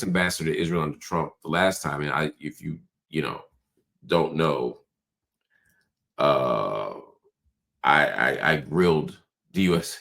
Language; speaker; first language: English; native; English